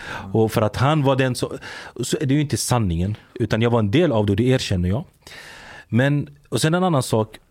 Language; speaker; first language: Swedish; early bilingual, other home language; Arabic